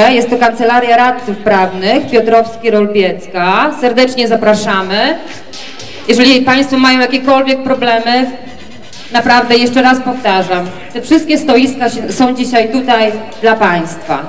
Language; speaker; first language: Polish; native; Polish